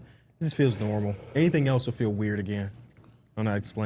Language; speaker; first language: English; native; English